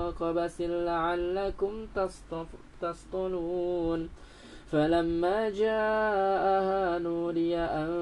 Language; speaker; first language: Arabic; non-native, learner; Indonesian